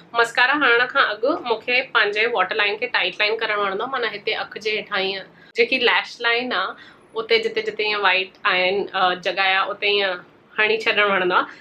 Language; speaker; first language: Sindhi; early bilingual, heritage; Sindhi